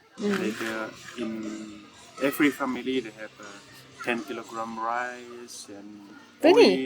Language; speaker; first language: English; non-native, learner; Indonesian